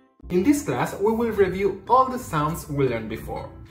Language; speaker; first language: English; non-native, fluent; Spanish